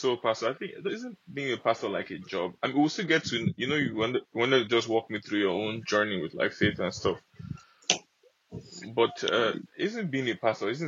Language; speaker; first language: English; non-native, local second language; Yoruba